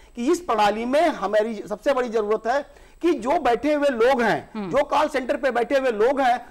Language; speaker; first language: Hindi; native; Hindi